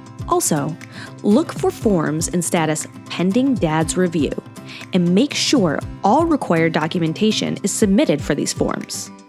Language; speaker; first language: English; native; English